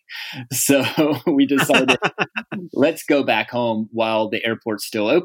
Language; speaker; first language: English; native; English